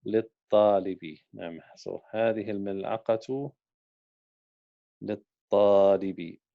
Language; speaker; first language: Arabic; non-native, fluent; English